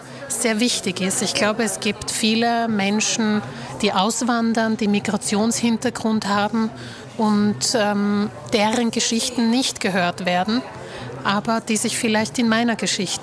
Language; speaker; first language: German; early bilingual, other home language; Slovak